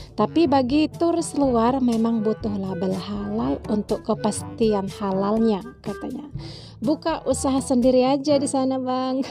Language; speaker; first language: Indonesian; native; Indonesian